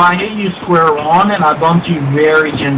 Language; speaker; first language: English; native; English